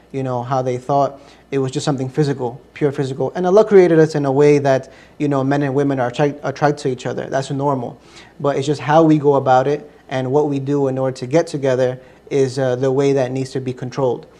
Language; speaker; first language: English; early bilingual, other home language; Spanish